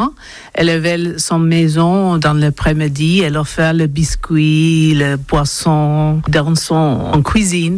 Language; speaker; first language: French; non-native, learner; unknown